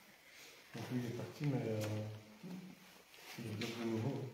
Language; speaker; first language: French; native; French